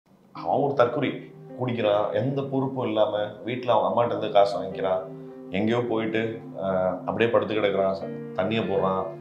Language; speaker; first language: Tamil; native; Tamil